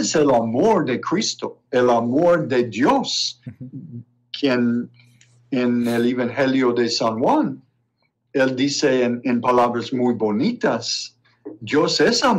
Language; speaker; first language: Spanish; non-native, learner; English